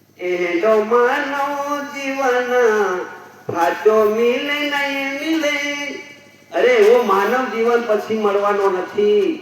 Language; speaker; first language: Gujarati; non-native, local second language; Bhili